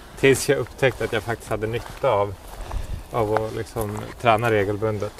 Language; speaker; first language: Swedish; native; Swedish